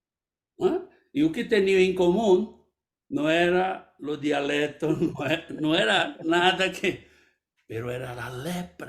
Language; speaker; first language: Spanish; non-native, fluent; Portuguese